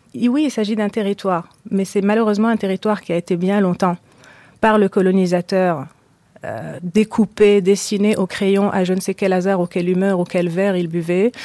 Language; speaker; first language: French; non-native, local second language; Arabic